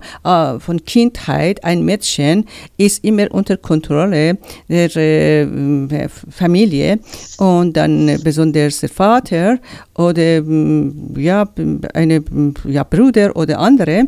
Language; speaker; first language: German; non-native, learner; Persian